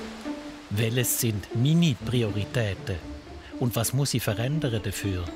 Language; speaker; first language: German; native; German